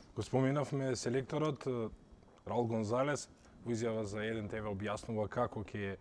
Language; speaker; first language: Macedonian; native; Macedonian